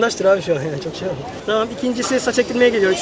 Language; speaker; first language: Turkish; native; Turkish